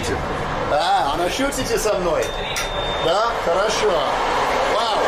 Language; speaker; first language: Russian; non-native, learner; English